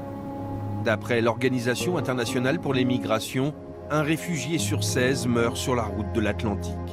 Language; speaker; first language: French; native; French